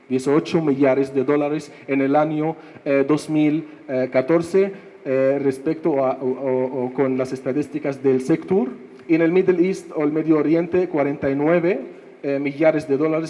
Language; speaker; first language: Spanish; non-native, fluent; Arabic